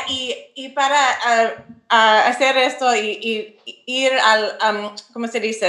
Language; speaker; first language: Spanish; non-native, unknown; English